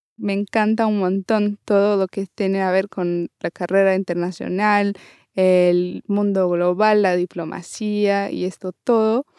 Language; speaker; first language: Spanish; non-native, learner; Portuguese